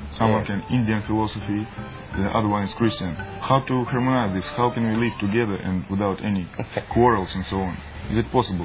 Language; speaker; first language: English; non-native, learner; Russian